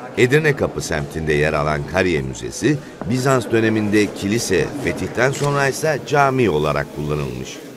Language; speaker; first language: Turkish; native; Turkish